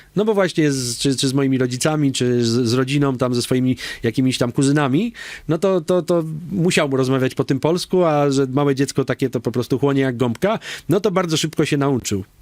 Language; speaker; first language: Polish; native; Polish